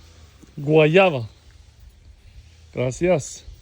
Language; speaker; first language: Spanish; non-native, learner; Albanian